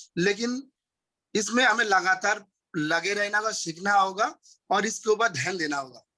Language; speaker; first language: Hindi; non-native, local second language; Bangla